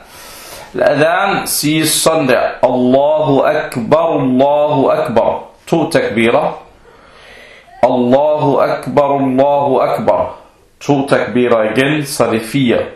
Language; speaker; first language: Danish; early bilingual, other home language; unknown